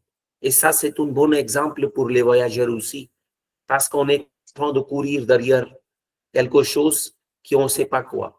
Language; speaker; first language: French; non-native, fluent; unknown